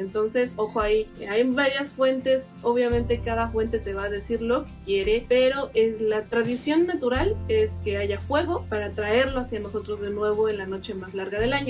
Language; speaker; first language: Spanish; native; Spanish